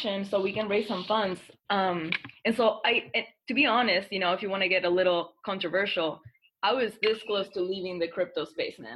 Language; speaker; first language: English; non-native, fluent; Spanish